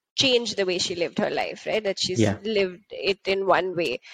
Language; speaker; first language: English; non-native, local second language; Hindi